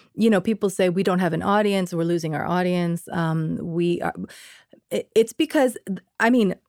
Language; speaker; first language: English; early bilingual, other home language; Spanish